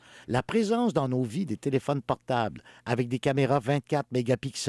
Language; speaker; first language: French; native; French